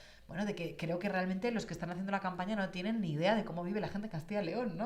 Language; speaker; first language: Spanish; native; Spanish